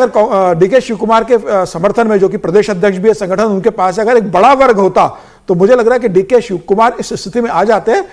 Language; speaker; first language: Hindi; native; Hindi